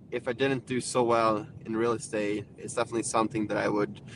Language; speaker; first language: English; non-native, fluent; Swedish